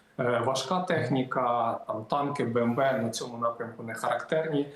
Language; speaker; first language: Ukrainian; native; Ukrainian